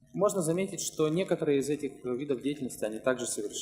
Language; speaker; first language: Russian; native; Russian